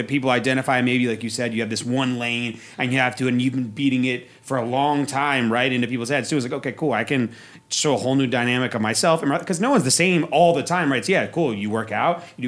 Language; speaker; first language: English; native; English